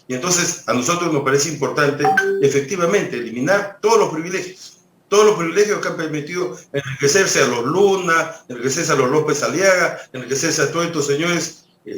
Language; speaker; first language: Spanish; native; Spanish